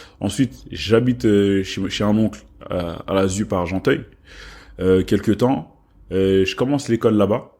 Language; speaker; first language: French; early bilingual, other home language; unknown